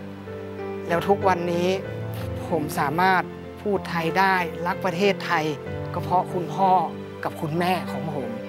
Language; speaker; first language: Thai; early bilingual, other home language; English